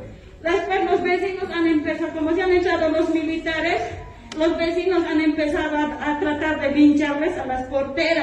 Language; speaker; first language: Spanish; native; Spanish